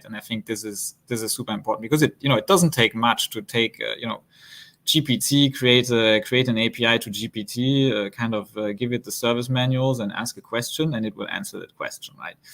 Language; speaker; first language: English; non-native, fluent; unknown